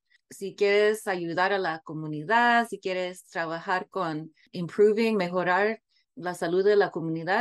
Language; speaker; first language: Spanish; early bilingual, heritage; English